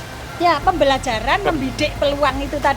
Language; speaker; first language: Indonesian; native; Indonesian